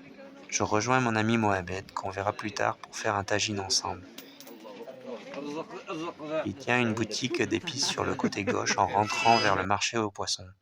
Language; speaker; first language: French; native; French